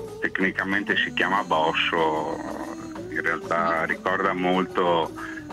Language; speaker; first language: Italian; native; Italian